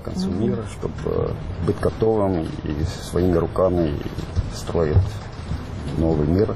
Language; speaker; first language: Russian; non-native, fluent; Estonian